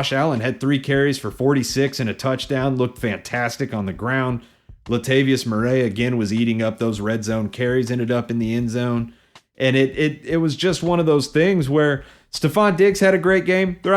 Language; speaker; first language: English; native; English